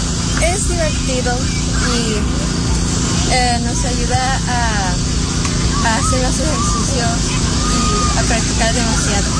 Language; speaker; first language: Spanish; early bilingual, heritage; Spanish